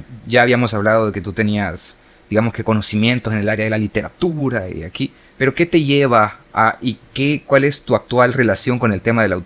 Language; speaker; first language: Spanish; native; Spanish